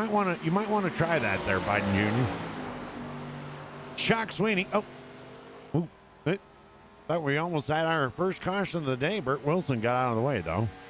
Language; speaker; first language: English; native; English